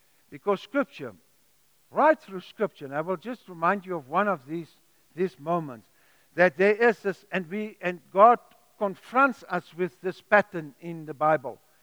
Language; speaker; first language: English; non-native, local second language; Afrikaans